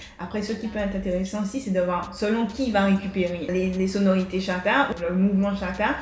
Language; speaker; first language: French; native; French